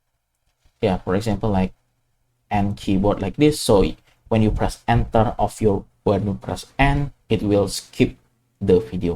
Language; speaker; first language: English; non-native, fluent; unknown